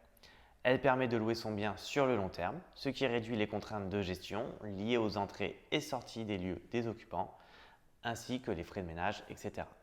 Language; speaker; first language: French; native; French